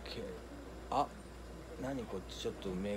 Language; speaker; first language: Japanese; native; Japanese